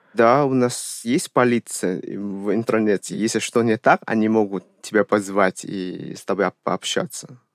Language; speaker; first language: Russian; non-native, fluent; Chinese